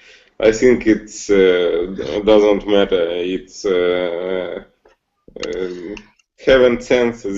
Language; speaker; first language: English; non-native, learner; Russian